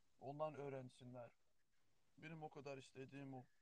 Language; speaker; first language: Turkish; early bilingual, heritage; Turkish